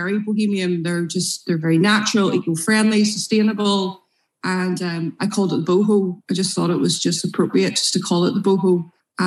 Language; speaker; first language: English; native; English